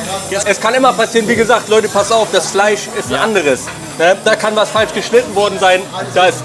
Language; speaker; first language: German; native; German